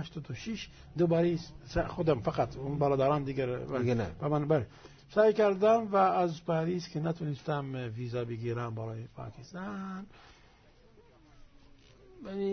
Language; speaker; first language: Persian; non-native, fluent; Arabic